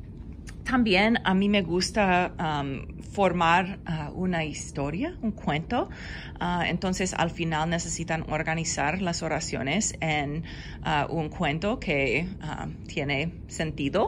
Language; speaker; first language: Spanish; non-native, fluent; English